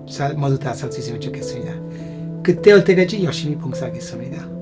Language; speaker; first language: Korean; non-native, fluent; Italian